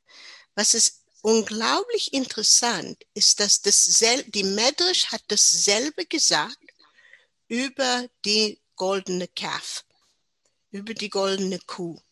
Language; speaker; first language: German; non-native, learner; English